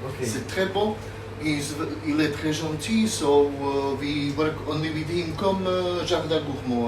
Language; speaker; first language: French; non-native, learner; Slovak